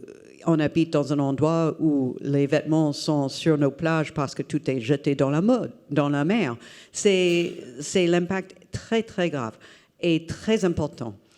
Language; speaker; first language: French; non-native, fluent; English